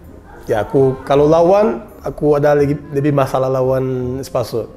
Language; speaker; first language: Indonesian; non-native, learner; Portuguese